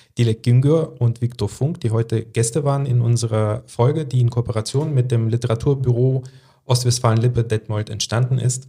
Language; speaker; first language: German; early bilingual, other home language; Russian